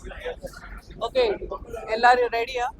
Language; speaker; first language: Tamil; non-native, fluent; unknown